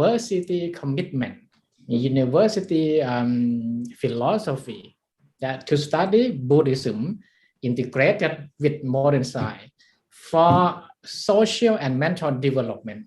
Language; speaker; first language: English; non-native, learner; Thai